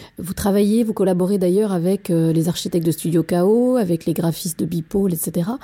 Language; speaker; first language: French; native; French